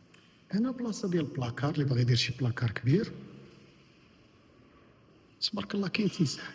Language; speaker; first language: Arabic; native; Arabic